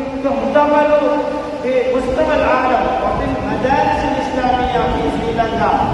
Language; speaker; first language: Arabic; non-native, learner; Tamil